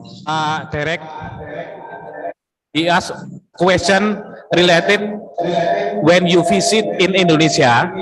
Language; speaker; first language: English; non-native, learner; Indonesian